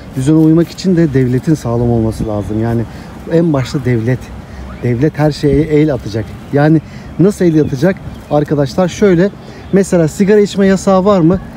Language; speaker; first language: Turkish; native; Turkish